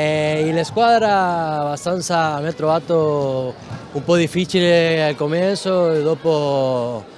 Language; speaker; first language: Italian; non-native, learner; Spanish